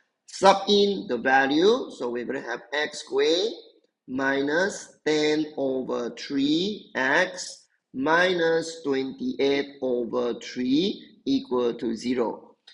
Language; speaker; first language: English; non-native, local second language; Chinese